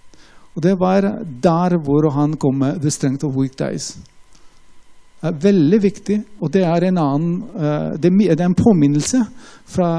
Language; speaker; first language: Norwegian; non-native, fluent; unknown